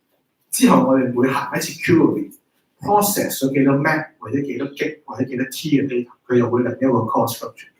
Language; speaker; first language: Chinese; native; Chinese